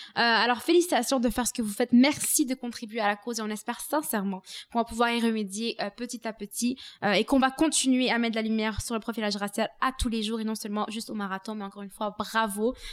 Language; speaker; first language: French; native; French